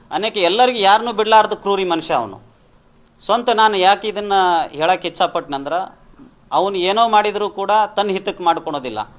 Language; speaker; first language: Kannada; non-native, local second language; Lambadi